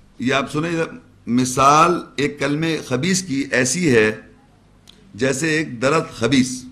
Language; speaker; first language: Urdu; native; Urdu